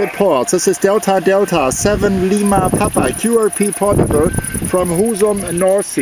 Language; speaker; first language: English; non-native, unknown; German